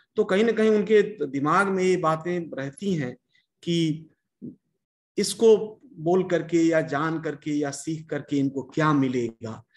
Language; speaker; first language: Hindi; non-native, local second language; Bhojpuri